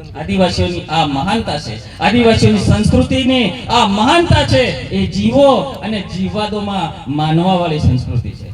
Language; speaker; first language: Gujarati; non-native, local second language; Bhili